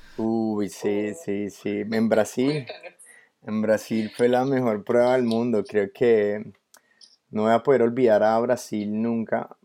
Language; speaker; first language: Spanish; native; Spanish